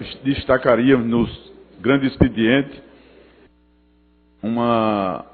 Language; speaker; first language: Portuguese; native; Portuguese